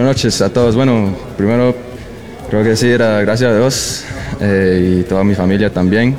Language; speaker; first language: Spanish; non-native, learner; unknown